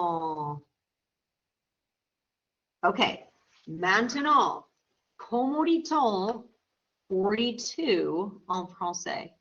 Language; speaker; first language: French; non-native, fluent; English